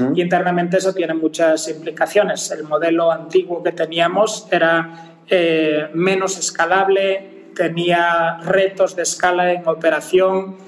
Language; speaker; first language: Spanish; native; Spanish